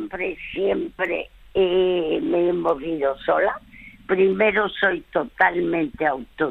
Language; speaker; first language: Spanish; early bilingual, other home language; French